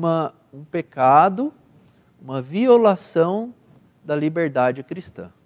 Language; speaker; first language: Portuguese; native; Portuguese